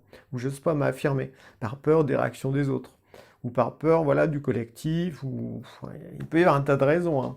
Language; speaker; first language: French; native; French